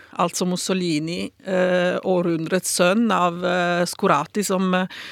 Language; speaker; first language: Norwegian; non-native, fluent; Italian